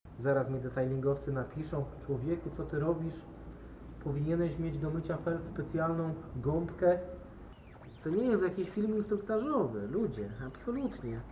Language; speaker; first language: Polish; native; Polish